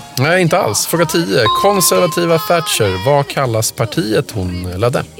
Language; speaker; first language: Swedish; native; Swedish